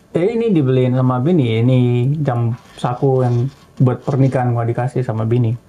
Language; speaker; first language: Indonesian; non-native, fluent; Dutch